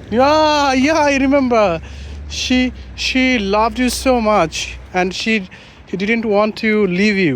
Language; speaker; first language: English; non-native, local second language; Bangla